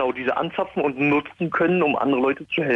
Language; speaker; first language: German; native; German